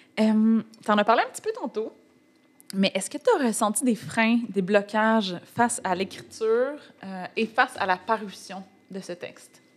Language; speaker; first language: French; native; French